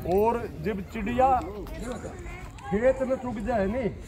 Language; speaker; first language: Hindi; native; Hindi